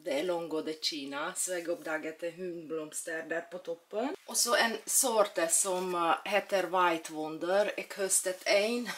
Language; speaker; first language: Swedish; non-native, learner; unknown